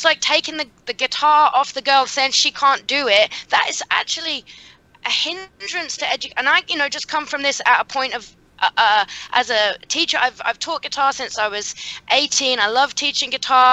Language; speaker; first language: English; native; English